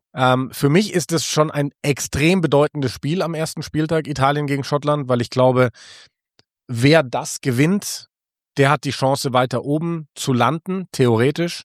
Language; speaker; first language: German; native; German